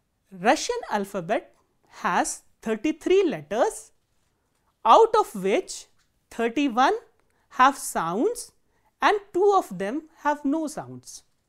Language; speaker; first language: English; non-native, local second language; Hindi